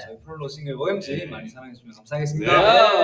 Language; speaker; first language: Korean; native; Korean